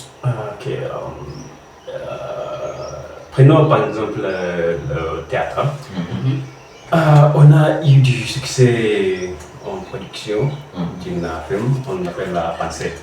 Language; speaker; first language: French; non-native, learner; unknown